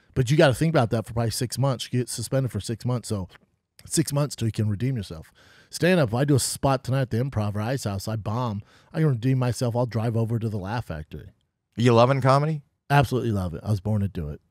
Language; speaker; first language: English; native; English